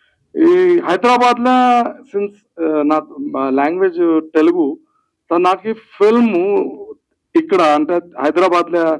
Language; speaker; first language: Telugu; early bilingual, heritage; Telugu